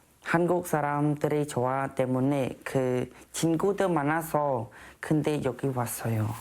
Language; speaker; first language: Korean; non-native, learner; Khmer